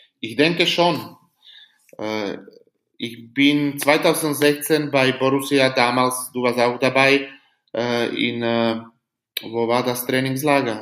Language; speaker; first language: German; non-native, learner; Slovak